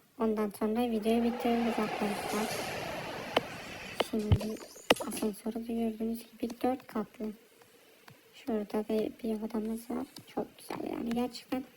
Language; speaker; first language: Turkish; early bilingual, heritage; Turkish